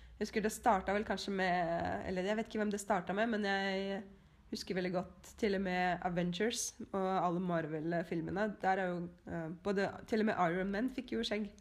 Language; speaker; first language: Norwegian; native; Norwegian